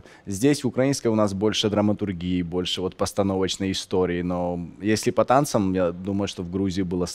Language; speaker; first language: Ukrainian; non-native, fluent; Georgian